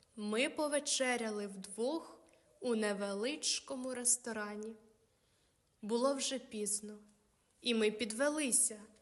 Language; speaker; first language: Ukrainian; native; Ukrainian